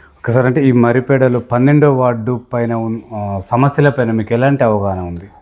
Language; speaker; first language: Telugu; native; Telugu